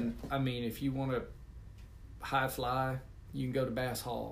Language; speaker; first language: English; native; English